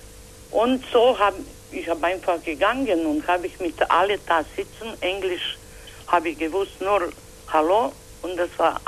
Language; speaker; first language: German; non-native, learner; Croatian